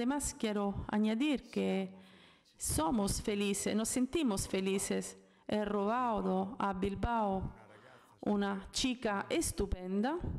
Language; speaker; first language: Spanish; non-native, fluent; Italian